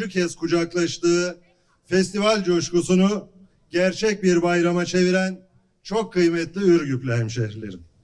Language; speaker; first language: Turkish; native; Turkish